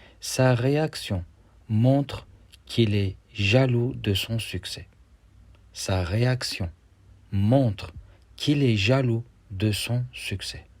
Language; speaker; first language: French; non-native, fluent; Turkish